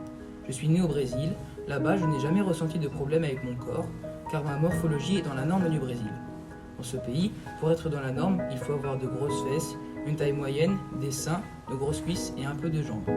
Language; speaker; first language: French; early bilingual, other home language; Portuguese